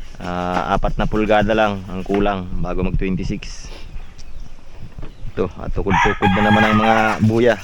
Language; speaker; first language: Filipino; non-native, local second language; Bikol